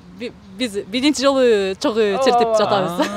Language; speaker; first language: Kyrgyz; non-native, fluent; Japanese